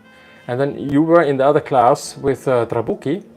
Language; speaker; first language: English; non-native, fluent; German